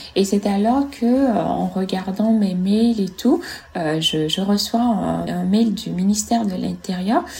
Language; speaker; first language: French; non-native, fluent; Italian